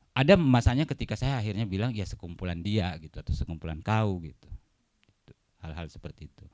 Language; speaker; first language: Indonesian; non-native, local second language; Buginese